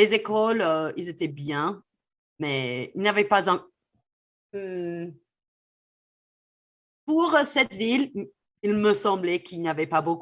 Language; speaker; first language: French; non-native, fluent; English